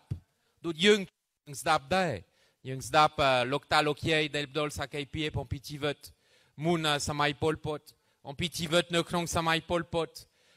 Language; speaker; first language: Khmer; non-native, fluent; French